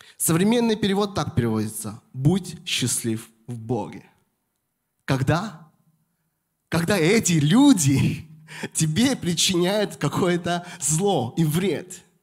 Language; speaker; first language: Russian; non-native, fluent; Korean